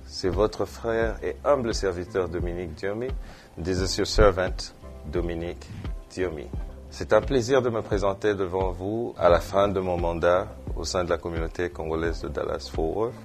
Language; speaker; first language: French; non-native, local second language; Lingala